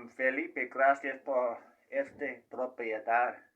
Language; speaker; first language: Spanish; non-native, learner; English